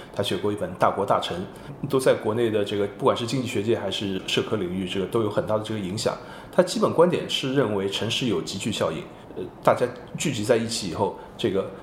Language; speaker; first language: Chinese; non-native, local second language; Wu Chinese